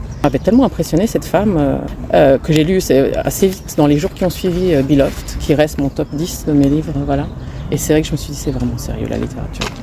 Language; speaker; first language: French; non-native, local second language; Romanian